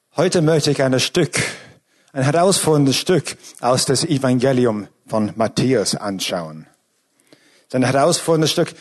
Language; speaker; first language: German; non-native, fluent; English